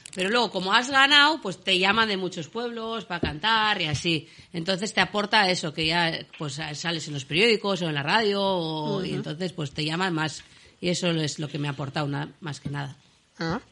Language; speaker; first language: Spanish; native; Spanish